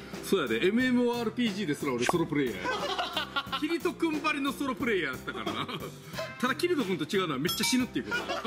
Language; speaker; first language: Japanese; native; Japanese